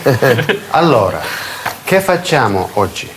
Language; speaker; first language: Italian; non-native, fluent; Russian